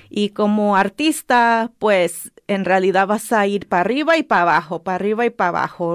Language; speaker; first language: Spanish; early bilingual, heritage; Spanish